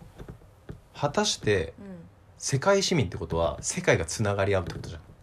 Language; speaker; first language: Japanese; native; Japanese